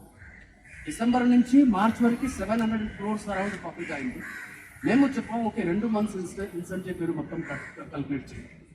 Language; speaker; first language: Telugu; non-native, local second language; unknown